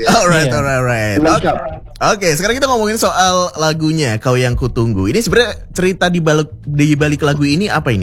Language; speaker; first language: Indonesian; native; Indonesian